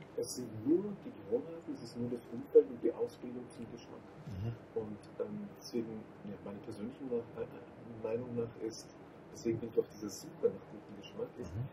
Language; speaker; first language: German; native; German